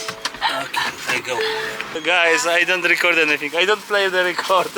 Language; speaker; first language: English; non-native, learner; Polish